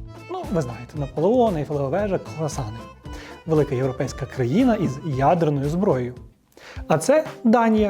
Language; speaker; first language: Ukrainian; native; Ukrainian